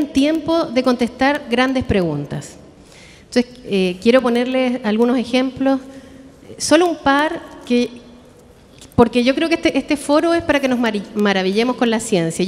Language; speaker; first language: Spanish; native; Spanish